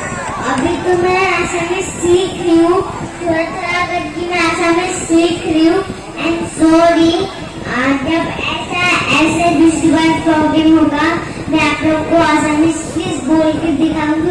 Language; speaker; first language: Hindi; non-native, local second language; Nepali